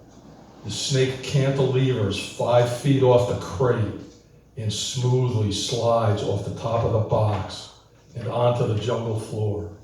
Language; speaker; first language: English; native; English